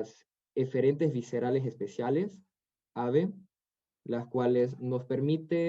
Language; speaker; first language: Spanish; native; Spanish